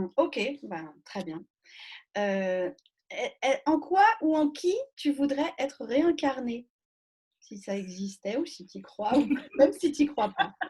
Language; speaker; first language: French; native; French